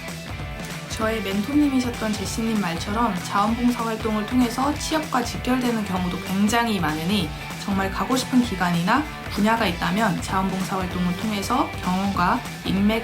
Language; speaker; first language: Korean; native; Korean